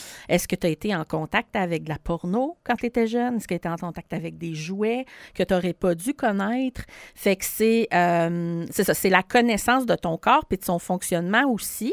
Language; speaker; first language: French; native; French